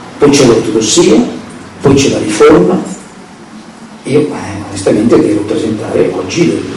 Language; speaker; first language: Italian; native; Italian